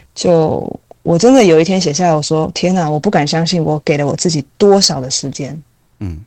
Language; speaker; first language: Chinese; native; Chinese